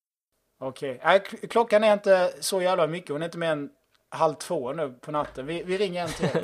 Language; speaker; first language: Swedish; native; Swedish